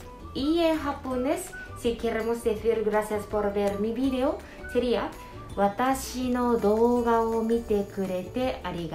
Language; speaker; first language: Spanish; non-native, fluent; Japanese